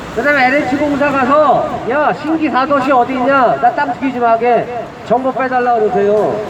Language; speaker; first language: Korean; native; Korean